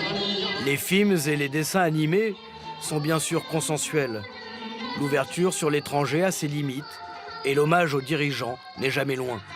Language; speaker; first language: French; native; French